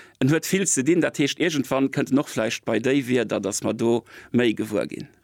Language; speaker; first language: Luxembourgish; native; Luxembourgish